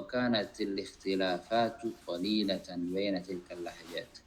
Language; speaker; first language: Arabic; non-native, fluent; Indonesian